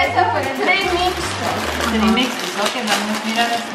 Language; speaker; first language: Spanish; non-native, learner; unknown